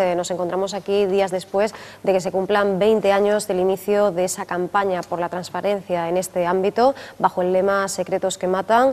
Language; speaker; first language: Spanish; native; Spanish